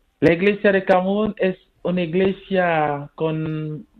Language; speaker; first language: Spanish; non-native, fluent; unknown